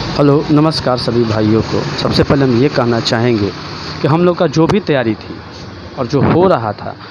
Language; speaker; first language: Hindi; native; Hindi